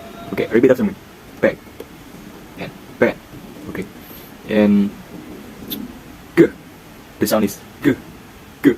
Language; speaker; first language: English; non-native, learner; Indonesian